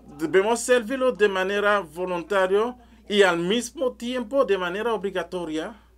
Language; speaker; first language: Spanish; non-native, learner; French